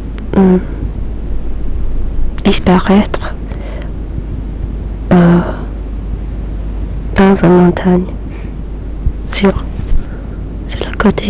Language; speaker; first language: French; non-native, learner; English